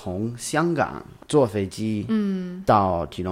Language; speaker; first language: Chinese; non-native, learner; English